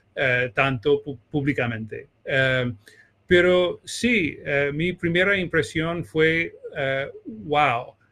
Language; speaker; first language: Spanish; non-native, fluent; English